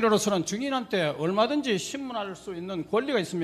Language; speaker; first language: Korean; native; Korean